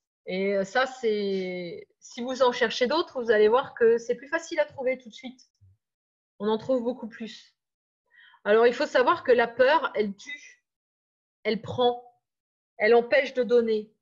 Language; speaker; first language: French; native; French